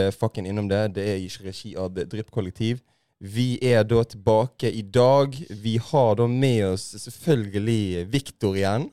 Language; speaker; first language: Norwegian; native; Norwegian